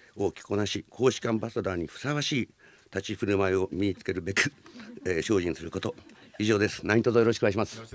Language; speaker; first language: Japanese; native; Japanese